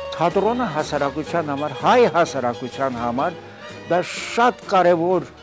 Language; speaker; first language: Armenian; early bilingual, heritage; Armenian